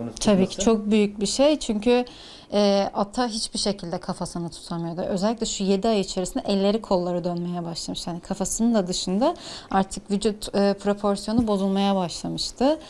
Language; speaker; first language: Turkish; native; Turkish